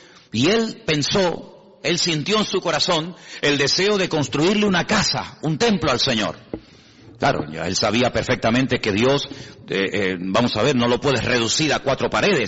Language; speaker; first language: Spanish; native; Spanish